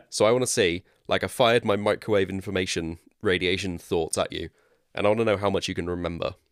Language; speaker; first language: English; native; English